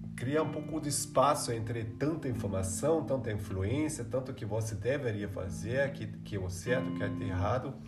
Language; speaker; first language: Portuguese; non-native, fluent; German